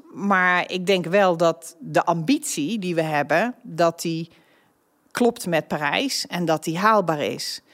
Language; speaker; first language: Dutch; native; Dutch